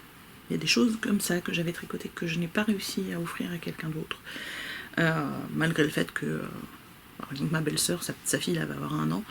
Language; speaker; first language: French; native; French